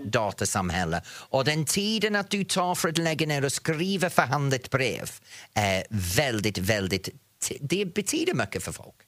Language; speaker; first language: Swedish; non-native, fluent; English